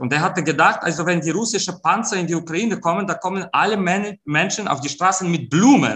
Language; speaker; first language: German; non-native, fluent; Ukrainian